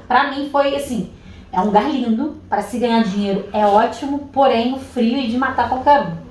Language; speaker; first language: Portuguese; native; Portuguese